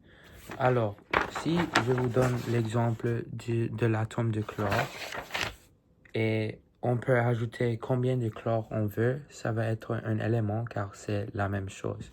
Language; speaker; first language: French; non-native, learner; English